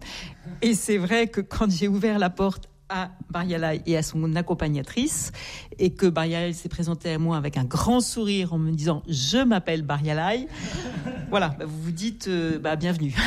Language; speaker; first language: French; native; French